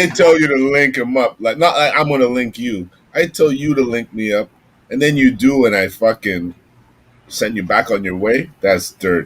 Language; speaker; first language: English; native; English